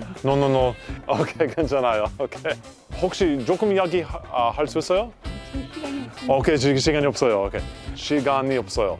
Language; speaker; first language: Korean; non-native, learner; English